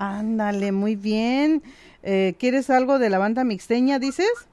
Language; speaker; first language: Spanish; non-native, local second language; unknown